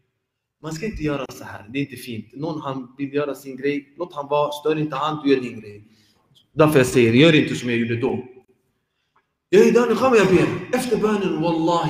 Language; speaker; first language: Swedish; early bilingual, other home language; Arabic